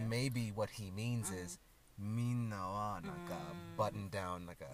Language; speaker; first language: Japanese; non-native, learner; English